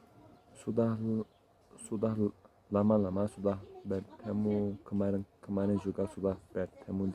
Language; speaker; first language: Indonesian; non-native, learner; Turkish